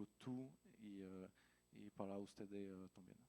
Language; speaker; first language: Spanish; non-native, learner; French